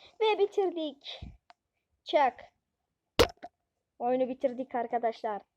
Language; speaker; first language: Turkish; native; Turkish